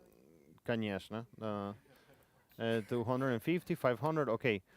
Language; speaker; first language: Russian; non-native, learner; Spanish